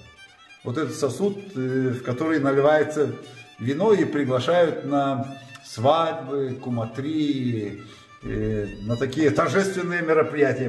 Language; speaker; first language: Russian; non-native, local second language; Gagauz